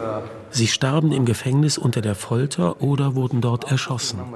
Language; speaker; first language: German; native; German